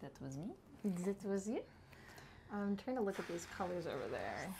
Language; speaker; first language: English; native; English